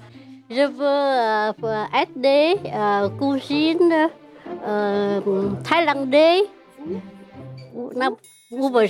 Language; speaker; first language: French; non-native, learner; Thai